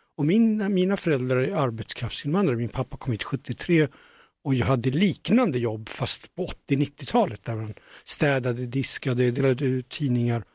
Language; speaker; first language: Swedish; early bilingual, other home language; Punjabi